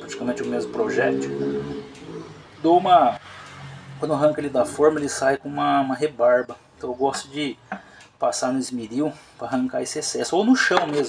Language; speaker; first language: Portuguese; native; Portuguese